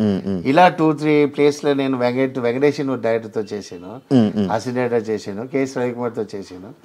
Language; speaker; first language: Telugu; non-native, local second language; Tamil